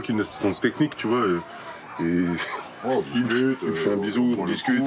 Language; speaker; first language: French; native; French